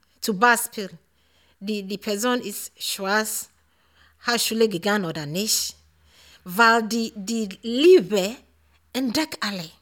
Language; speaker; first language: German; non-native, learner; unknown